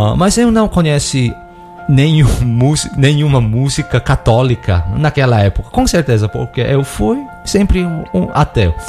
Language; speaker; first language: Portuguese; non-native, learner; Korean